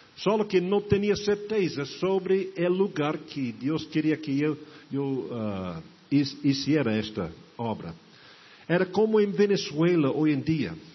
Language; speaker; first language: Portuguese; non-native, fluent; English